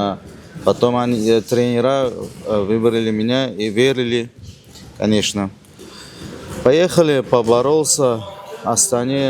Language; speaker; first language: Russian; non-native, learner; Uzbek